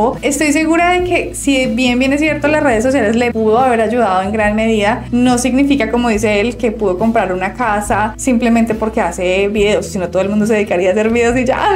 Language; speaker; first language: Spanish; native; Spanish